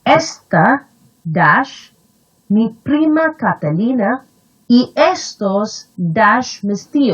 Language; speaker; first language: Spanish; non-native, fluent; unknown